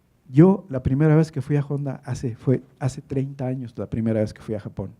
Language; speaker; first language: Spanish; native; Spanish